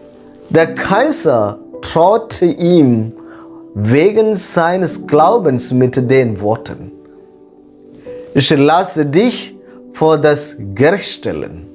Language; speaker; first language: German; non-native, fluent; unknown